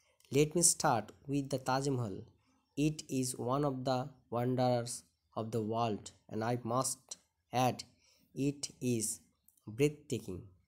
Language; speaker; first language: English; non-native, local second language; Bangla